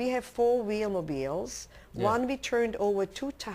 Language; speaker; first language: English; non-native, local second language; German